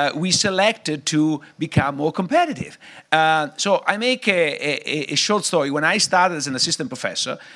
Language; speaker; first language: English; non-native, fluent; Italian